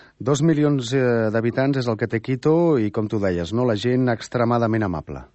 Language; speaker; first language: Catalan; native; Catalan